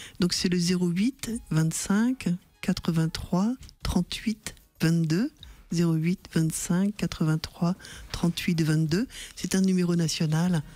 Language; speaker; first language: French; native; French